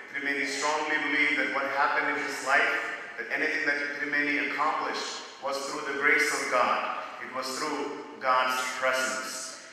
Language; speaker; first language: English; native; English